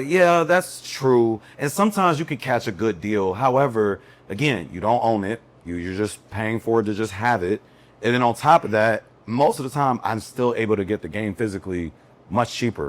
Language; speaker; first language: English; native; English